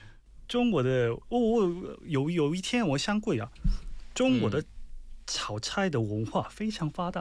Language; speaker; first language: Chinese; non-native, fluent; Korean